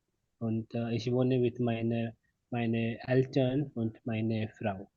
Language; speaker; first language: German; non-native, learner; Hindi